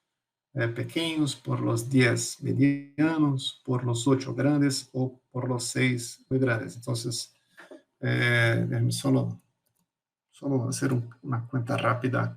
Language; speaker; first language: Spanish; non-native, fluent; Portuguese